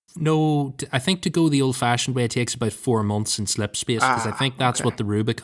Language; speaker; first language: English; native; English